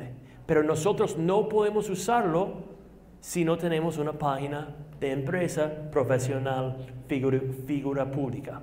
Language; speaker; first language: Spanish; non-native, fluent; English